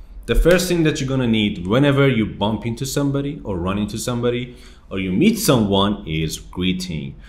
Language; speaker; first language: English; non-native, fluent; Persian